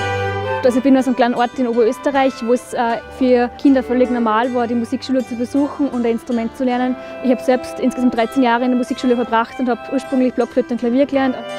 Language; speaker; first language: German; native; German